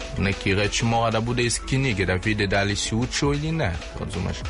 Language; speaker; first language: Serbian; non-native, learner; French